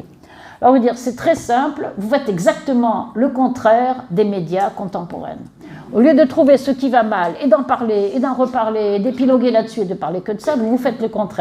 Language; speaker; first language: French; native; French